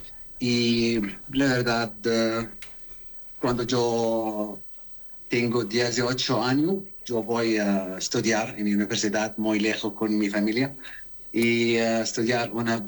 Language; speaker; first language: Spanish; non-native, learner; Arabic